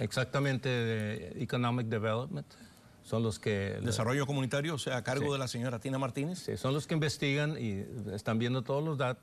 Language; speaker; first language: Spanish; early bilingual, heritage; Spanish